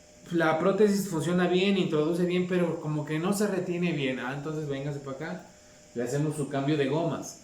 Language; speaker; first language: Spanish; native; Spanish